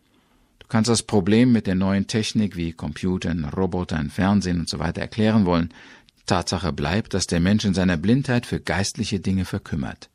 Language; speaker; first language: German; native; German